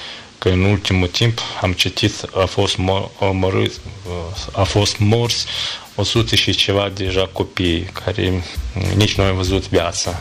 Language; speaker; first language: Romanian; non-native, learner; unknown